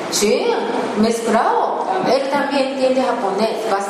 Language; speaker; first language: Spanish; non-native, learner; Japanese